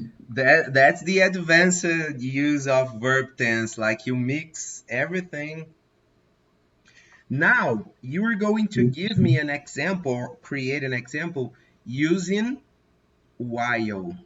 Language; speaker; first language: English; non-native, fluent; Portuguese